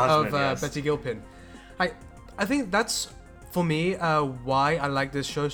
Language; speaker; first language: English; native; English